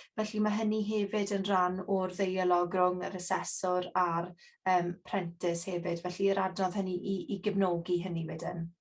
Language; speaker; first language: Welsh; native; Welsh